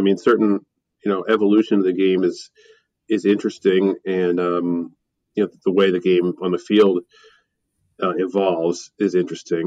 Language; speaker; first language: English; native; English